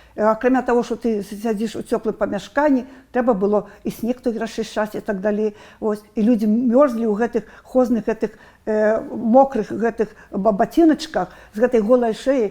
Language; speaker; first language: Belarusian; non-native, local second language; Russian